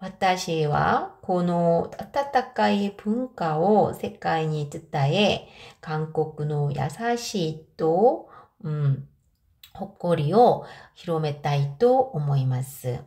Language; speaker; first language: Japanese; non-native, fluent; Korean